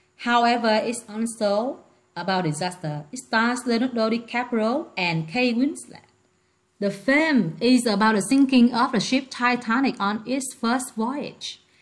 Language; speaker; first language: English; non-native, fluent; Vietnamese